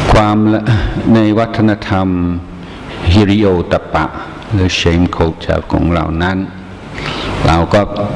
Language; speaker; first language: Thai; non-native, fluent; English